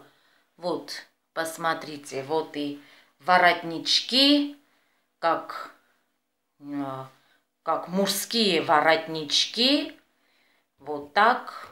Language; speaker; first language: Russian; non-native, fluent; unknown